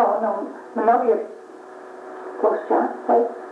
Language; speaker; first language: Russian; non-native, learner; English